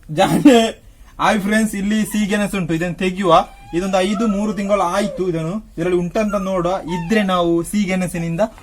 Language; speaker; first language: Kannada; native; Kannada